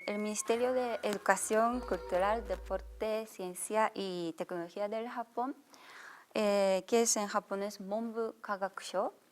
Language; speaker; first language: Spanish; non-native, fluent; Japanese